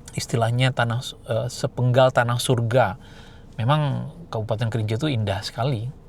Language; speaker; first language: Indonesian; non-native, local second language; Minangkabau